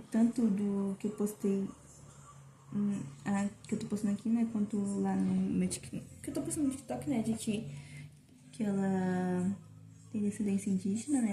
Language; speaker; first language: Portuguese; native; Portuguese